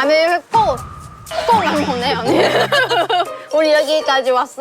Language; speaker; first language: Korean; non-native, fluent; Chinese